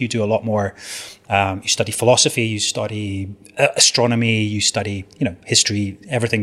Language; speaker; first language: English; native; English